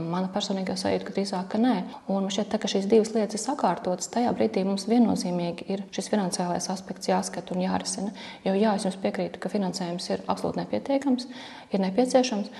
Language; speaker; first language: Latvian; native; Latvian